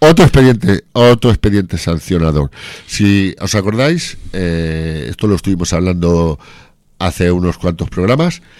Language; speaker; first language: Spanish; native; Spanish